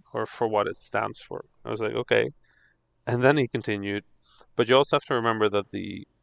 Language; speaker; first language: English; non-native, fluent; Dutch